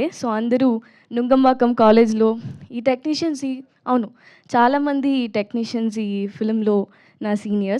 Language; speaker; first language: Telugu; non-native, learner; Tamil